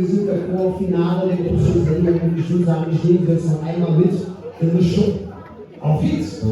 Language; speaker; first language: German; native; German